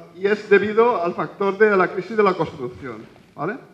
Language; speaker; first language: Spanish; non-native, local second language; Catalan